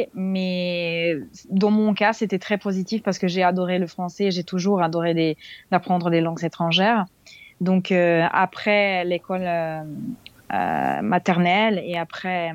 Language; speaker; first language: French; non-native, fluent; Serbian